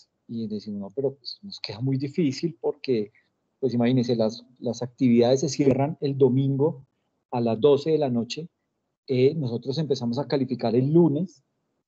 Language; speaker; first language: Spanish; native; Spanish